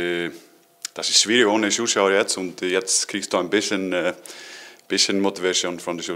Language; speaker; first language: German; non-native, learner; Icelandic